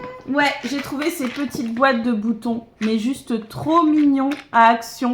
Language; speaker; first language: French; native; French